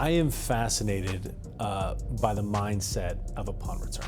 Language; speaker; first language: English; native; English